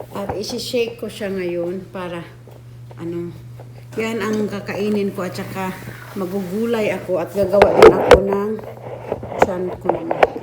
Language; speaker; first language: Filipino; non-native, local second language; Cebuano